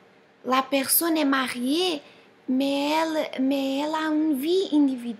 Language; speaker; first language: French; non-native, fluent; Portuguese